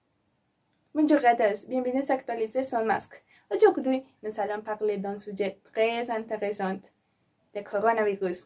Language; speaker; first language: French; non-native, learner; Spanish